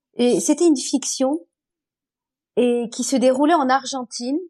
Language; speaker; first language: French; non-native, local second language; Arabic